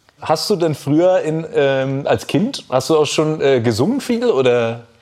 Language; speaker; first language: German; native; German